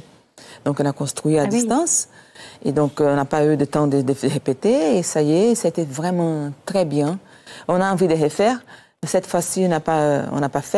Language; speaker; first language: French; non-native, fluent; Portuguese